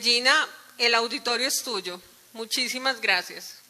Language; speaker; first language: Spanish; native; Spanish